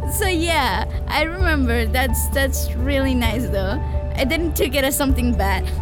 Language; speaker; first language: English; early bilingual, other home language; Spanish